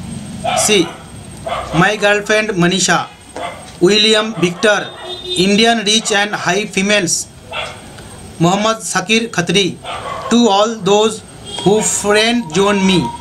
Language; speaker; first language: English; non-native, local second language; Hindi